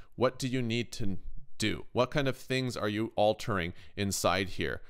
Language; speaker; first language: English; native; English